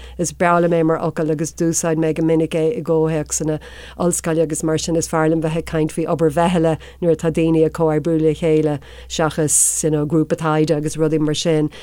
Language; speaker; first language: Irish; non-native, local second language; English